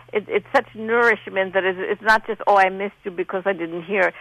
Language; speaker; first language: English; non-native, fluent; Polish